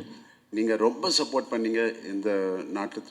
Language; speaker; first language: Tamil; non-native, local second language; Telugu